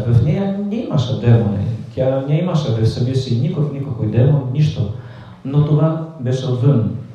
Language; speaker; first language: Bulgarian; non-native, fluent; Polish